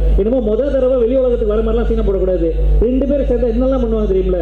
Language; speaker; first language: Tamil; native; Tamil